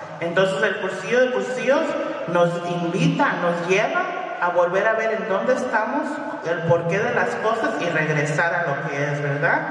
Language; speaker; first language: Spanish; early bilingual, heritage; Spanish